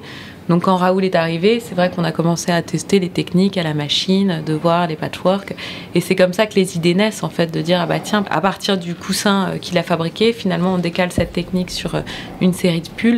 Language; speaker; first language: French; native; French